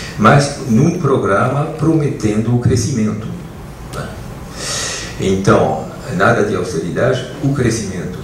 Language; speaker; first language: Portuguese; non-native, fluent; French